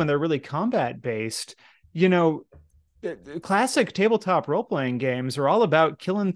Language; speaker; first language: English; native; English